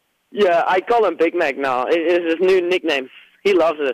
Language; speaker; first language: English; non-native, fluent; German